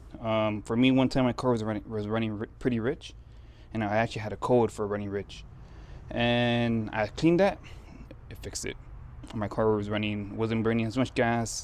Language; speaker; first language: English; native; English